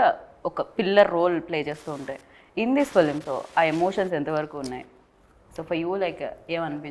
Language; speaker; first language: Telugu; native; Telugu